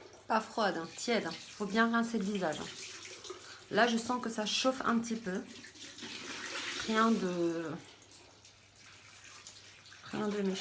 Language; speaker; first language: French; native; French